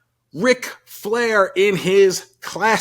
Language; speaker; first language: English; native; English